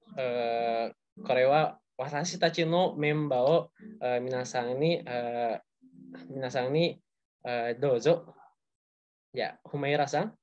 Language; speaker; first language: Japanese; non-native, learner; Indonesian